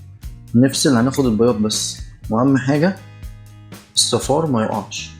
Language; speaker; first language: Arabic; native; Arabic